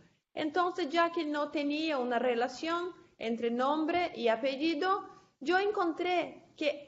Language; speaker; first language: Spanish; non-native, fluent; Portuguese